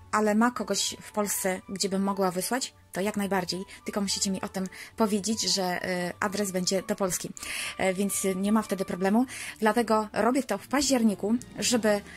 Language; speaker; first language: Polish; non-native, fluent; Ukrainian